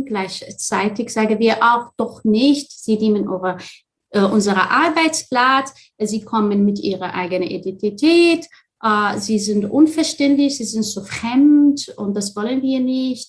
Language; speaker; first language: German; non-native, fluent; Arabic